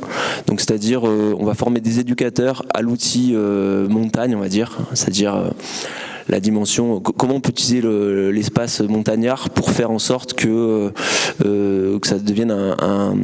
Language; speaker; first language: French; native; French